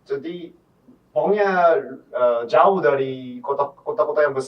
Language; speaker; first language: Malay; non-native, fluent; Korean